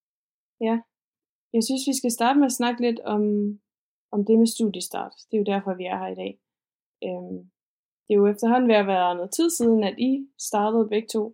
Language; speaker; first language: Danish; native; Danish